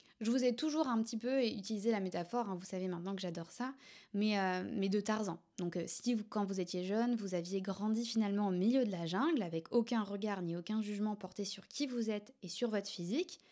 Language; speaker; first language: French; native; French